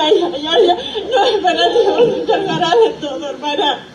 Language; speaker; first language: Spanish; native; Spanish